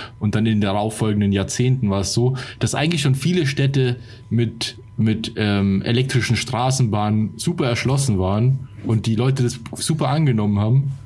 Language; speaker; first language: German; early bilingual, other home language; Polish